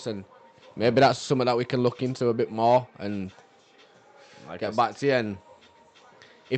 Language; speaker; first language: English; native; English